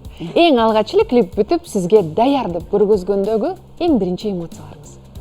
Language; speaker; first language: Kyrgyz; native; Kyrgyz